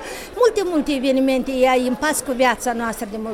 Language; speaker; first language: Romanian; native; Romanian